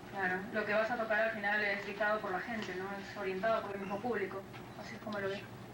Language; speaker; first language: Spanish; native; Spanish